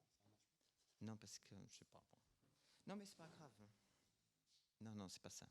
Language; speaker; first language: French; non-native, fluent; Portuguese